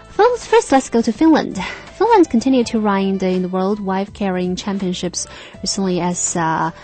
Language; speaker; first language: English; non-native, fluent; Chinese